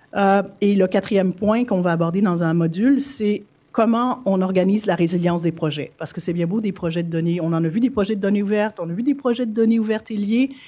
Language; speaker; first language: French; native; French